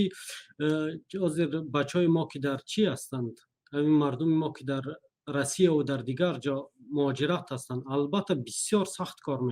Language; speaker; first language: Persian; non-native, local second language; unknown